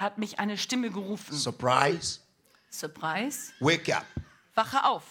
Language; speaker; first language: German; non-native, learner; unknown